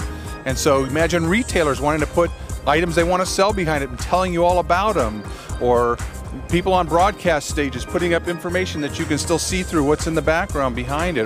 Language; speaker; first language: English; native; English